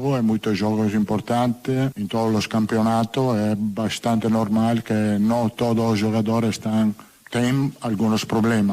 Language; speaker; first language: Portuguese; non-native, learner; Italian